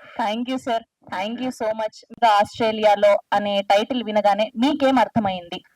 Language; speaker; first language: Telugu; native; Telugu